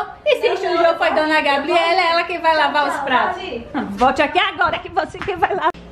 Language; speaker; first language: Portuguese; native; Portuguese